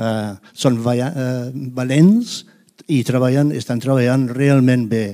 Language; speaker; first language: Catalan; non-native, fluent; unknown